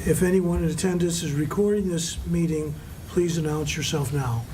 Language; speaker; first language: English; native; English